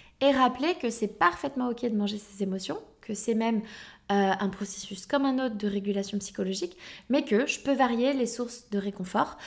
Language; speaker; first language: French; native; French